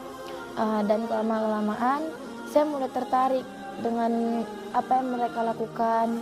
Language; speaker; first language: Indonesian; native; Indonesian